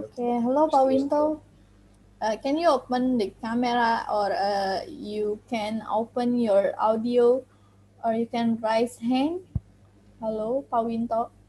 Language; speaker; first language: English; non-native, learner; Indonesian